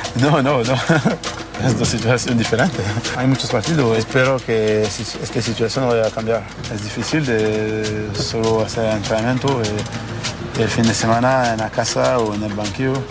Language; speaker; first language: Spanish; non-native, learner; French